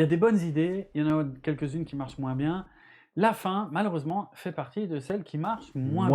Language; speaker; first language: French; native; French